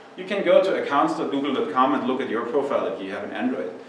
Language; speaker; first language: English; non-native, fluent; German